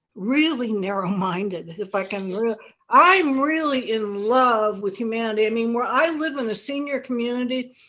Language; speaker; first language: English; native; English